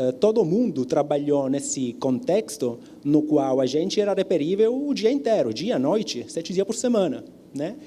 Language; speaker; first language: Portuguese; non-native, fluent; Italian